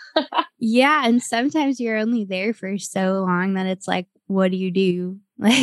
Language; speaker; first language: English; native; English